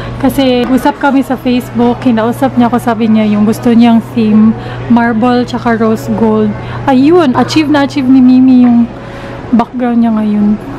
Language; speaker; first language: Filipino; non-native, local second language; Cebuano